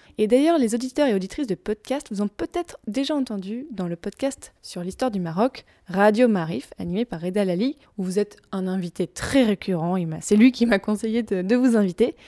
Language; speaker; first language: French; native; French